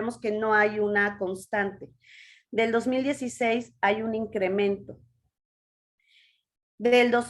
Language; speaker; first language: Spanish; native; Spanish